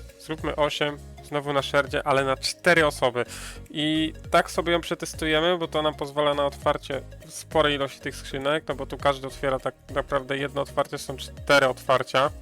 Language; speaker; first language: Polish; native; Polish